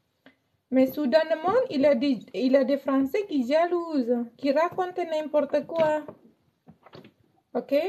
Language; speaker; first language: French; non-native, learner; Indonesian